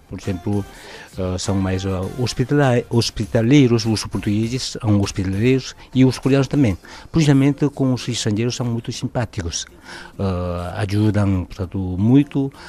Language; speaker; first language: Portuguese; non-native, fluent; Korean